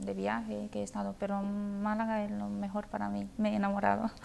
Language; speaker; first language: Spanish; non-native, fluent; Romanian